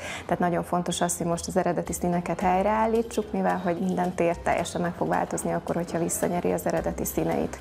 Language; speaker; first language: Hungarian; native; Hungarian